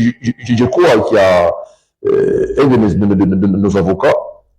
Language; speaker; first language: French; non-native, local second language; Lingala